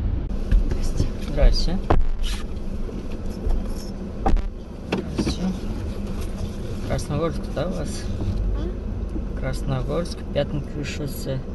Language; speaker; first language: Russian; non-native, local second language; Kyrgyz